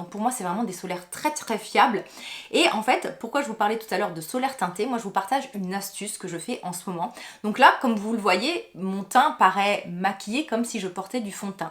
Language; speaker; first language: French; native; French